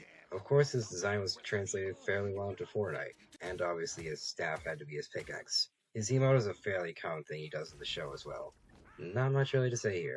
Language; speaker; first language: English; native; English